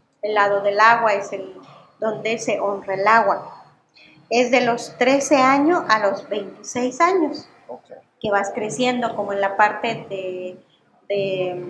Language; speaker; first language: Spanish; non-native, local second language; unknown